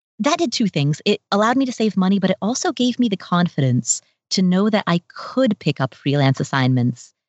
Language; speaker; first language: English; early bilingual, other home language; Nepali